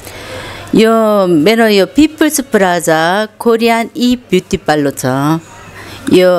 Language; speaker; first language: Nepali; non-native, learner; Korean